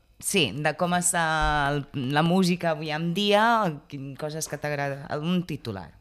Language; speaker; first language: Catalan; non-native, local second language; Spanish